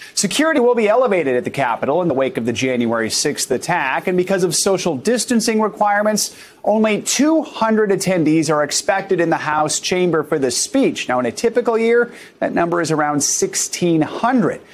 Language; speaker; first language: English; native; English